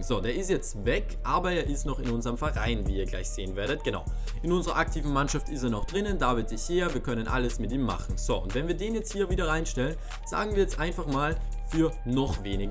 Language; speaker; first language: German; native; German